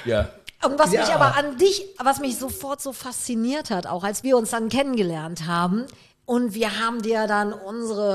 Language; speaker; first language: German; native; German